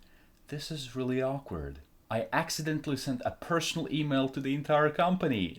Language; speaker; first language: English; non-native, fluent; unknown